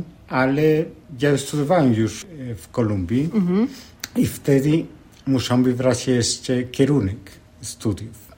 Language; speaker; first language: Polish; non-native, fluent; Spanish